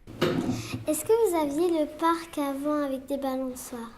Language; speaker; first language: French; native; French